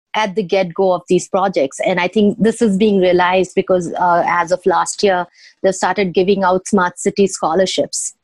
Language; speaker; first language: English; non-native, local second language; Odia